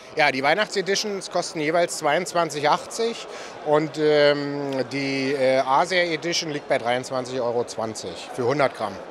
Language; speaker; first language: German; native; German